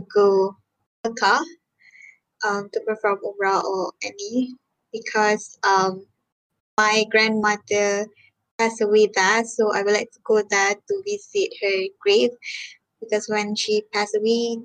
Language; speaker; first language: English; non-native, local second language; Malay